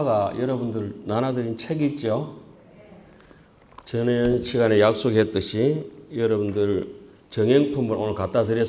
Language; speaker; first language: Korean; native; Korean